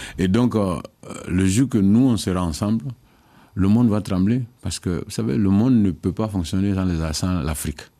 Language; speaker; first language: French; non-native, local second language; Dyula